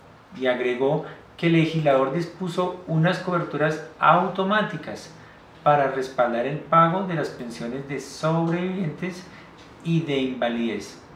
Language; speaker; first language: Spanish; native; Spanish